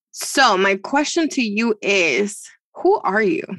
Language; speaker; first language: English; non-native, fluent; Spanish